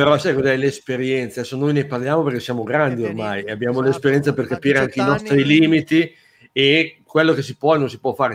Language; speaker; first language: Italian; native; Italian